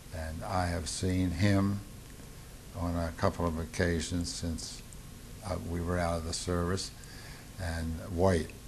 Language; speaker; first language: English; native; English